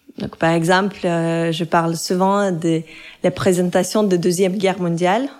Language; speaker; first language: French; non-native, fluent; Russian